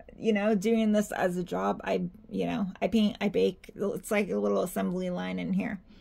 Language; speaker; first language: English; native; English